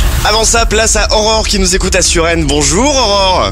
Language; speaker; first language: French; native; French